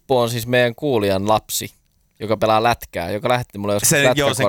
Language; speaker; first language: Finnish; native; Finnish